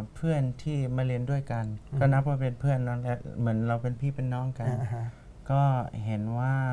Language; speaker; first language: Thai; non-native, fluent; English